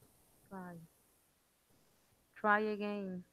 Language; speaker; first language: English; non-native, learner; Spanish